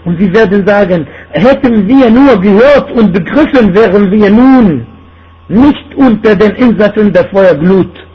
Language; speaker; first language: German; non-native, fluent; Arabic